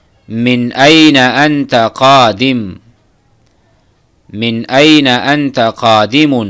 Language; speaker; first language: Arabic; non-native, fluent; Urdu